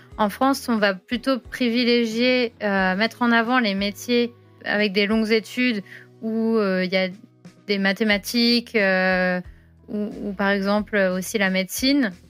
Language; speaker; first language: French; native; French